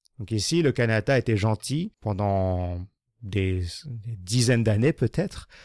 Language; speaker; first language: French; non-native, fluent; English